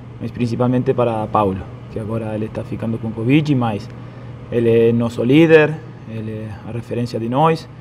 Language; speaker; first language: Portuguese; non-native, fluent; Spanish